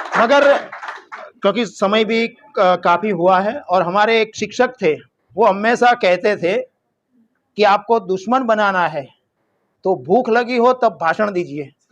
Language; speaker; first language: Hindi; non-native, local second language; Gujarati